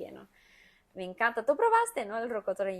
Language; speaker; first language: Spanish; non-native, fluent; Portuguese